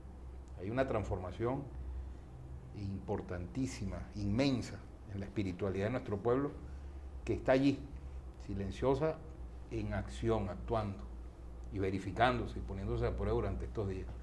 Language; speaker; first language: Spanish; native; Spanish